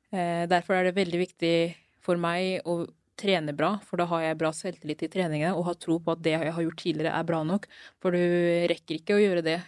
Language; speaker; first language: Norwegian; early bilingual, other home language; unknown